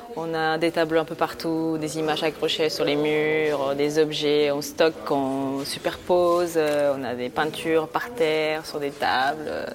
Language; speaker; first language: French; early bilingual, other home language; Spanish